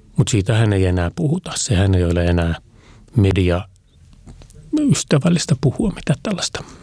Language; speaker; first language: Finnish; native; Finnish